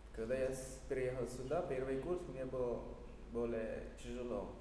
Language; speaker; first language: Russian; non-native, learner; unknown